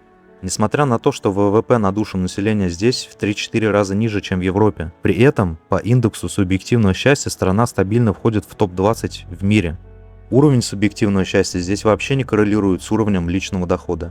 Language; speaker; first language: Russian; native; Russian